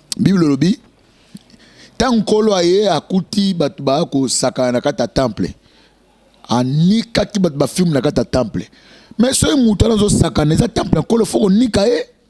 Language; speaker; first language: Lingala; native; Lingala